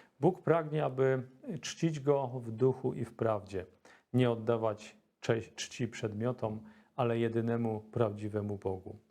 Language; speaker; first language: Polish; native; Polish